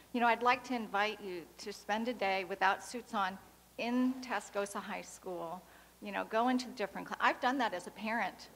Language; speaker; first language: English; native; English